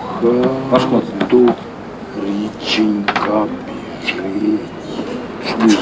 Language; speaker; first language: Russian; native; Russian